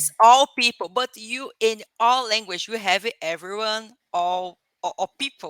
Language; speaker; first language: English; non-native, learner; Portuguese